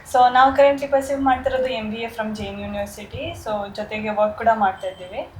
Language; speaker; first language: Kannada; early bilingual, other home language; Nepali